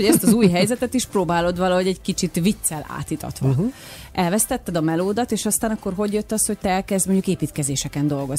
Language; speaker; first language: Hungarian; native; Hungarian